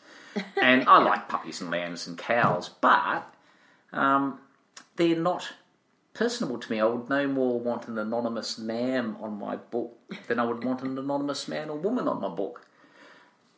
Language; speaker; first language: English; native; English